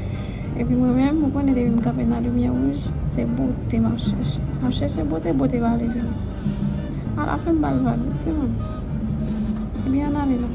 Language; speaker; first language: French; non-native, learner; Haitian Creole